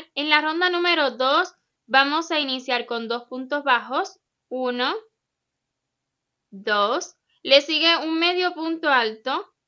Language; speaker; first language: Spanish; native; Spanish